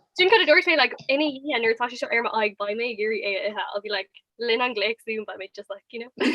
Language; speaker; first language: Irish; non-native, local second language; English